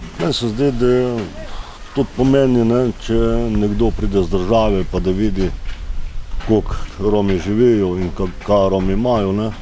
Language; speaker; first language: Slovenian; non-native, local second language; Romany